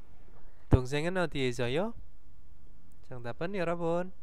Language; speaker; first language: Korean; non-native, fluent; Indonesian